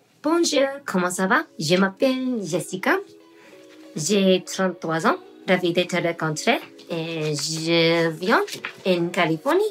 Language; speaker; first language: French; non-native, learner; English